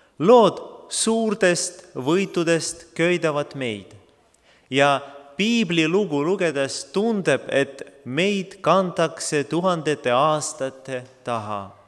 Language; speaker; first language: Estonian; non-native, local second language; Russian